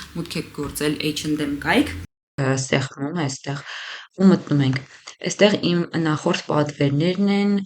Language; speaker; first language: Armenian; native; Armenian